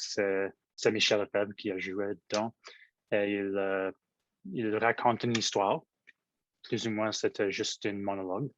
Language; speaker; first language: French; non-native, local second language; English